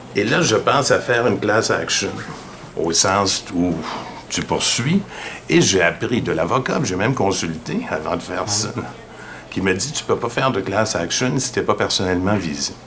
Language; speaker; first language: French; native; French